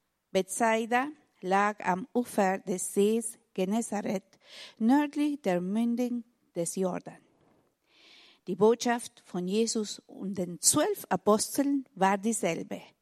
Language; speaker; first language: German; non-native, fluent; Spanish